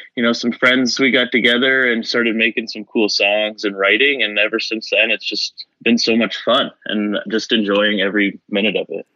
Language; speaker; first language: English; native; English